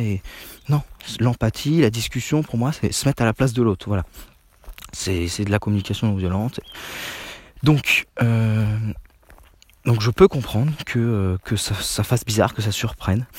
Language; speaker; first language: French; native; French